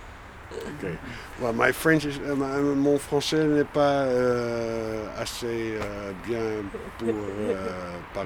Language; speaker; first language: French; non-native, learner; Dutch